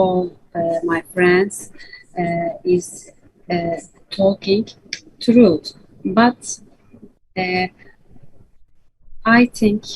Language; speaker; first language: English; non-native, learner; Turkish